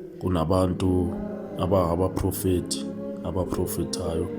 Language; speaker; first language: Zulu; native; Zulu